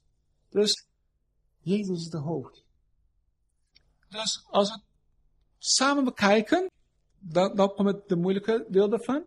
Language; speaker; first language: Dutch; non-native, fluent; Portuguese